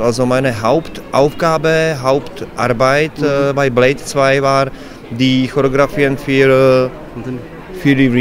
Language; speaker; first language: German; non-native, learner; Czech